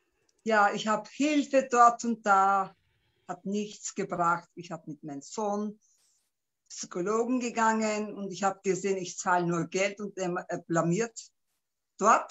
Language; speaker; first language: German; non-native, local second language; Turkish